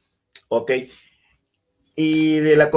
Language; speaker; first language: Spanish; native; Spanish